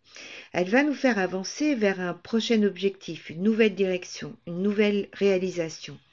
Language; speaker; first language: French; native; French